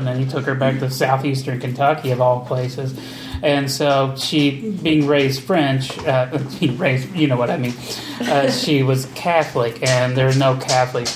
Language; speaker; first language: English; native; English